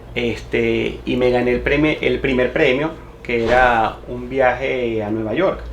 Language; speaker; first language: Spanish; native; Spanish